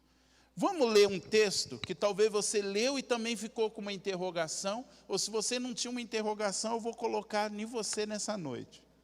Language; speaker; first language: Portuguese; native; Portuguese